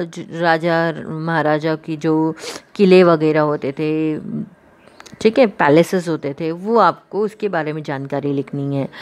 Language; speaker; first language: Hindi; non-native, local second language; Gujarati